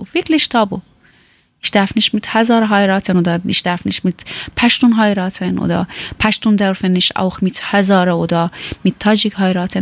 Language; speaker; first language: German; non-native, learner; Persian